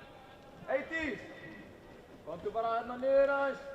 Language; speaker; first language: Icelandic; non-native, learner; Swedish